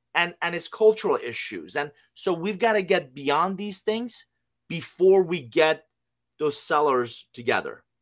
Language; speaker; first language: English; non-native, fluent; Persian